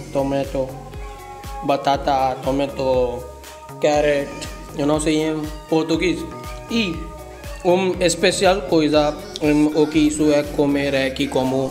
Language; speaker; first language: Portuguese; non-native, learner; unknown